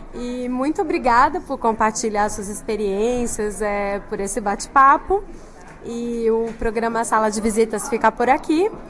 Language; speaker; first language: Portuguese; native; Portuguese